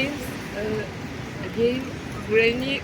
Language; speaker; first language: English; non-native, learner; Russian